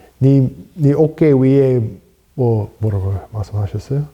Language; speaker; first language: Korean; non-native, fluent; English